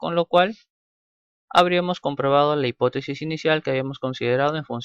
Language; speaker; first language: Spanish; native; Spanish